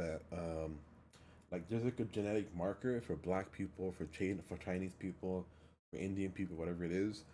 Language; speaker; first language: English; early bilingual, other home language; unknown